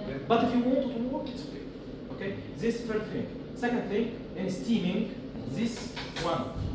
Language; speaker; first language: English; non-native, learner; Arabic